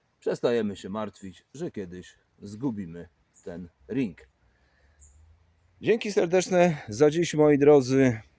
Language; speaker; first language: Polish; native; Polish